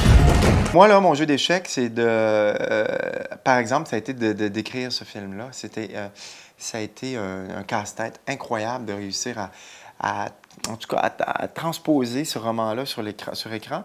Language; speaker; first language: French; native; French